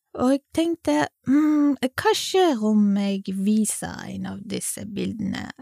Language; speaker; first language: Norwegian; non-native, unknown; Kurdish